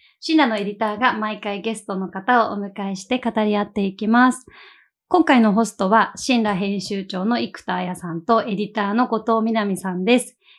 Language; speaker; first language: Japanese; native; Japanese